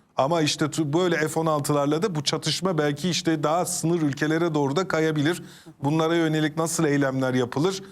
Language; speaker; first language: Turkish; native; Turkish